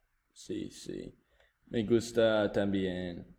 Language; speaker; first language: Spanish; non-native, learner; English